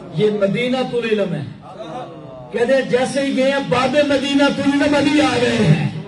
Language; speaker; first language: Urdu; non-native, local second language; Punjabi